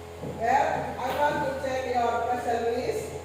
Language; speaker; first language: English; non-native, learner; Indonesian